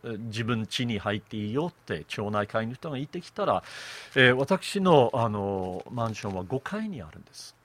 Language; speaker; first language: Japanese; non-native, fluent; English